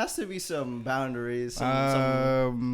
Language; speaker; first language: English; native; English